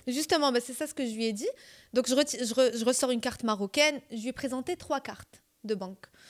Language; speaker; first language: French; non-native, local second language; Arabic